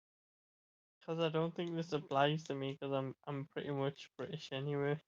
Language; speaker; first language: English; native; English